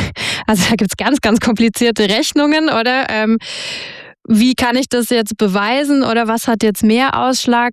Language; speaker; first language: German; native; German